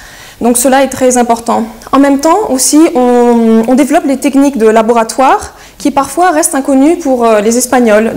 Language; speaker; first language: French; early bilingual, heritage; French